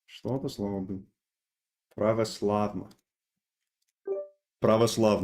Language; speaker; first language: Russian; non-native, learner; English